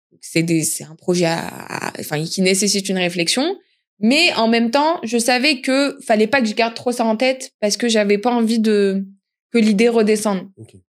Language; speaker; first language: French; early bilingual, other home language; Arabic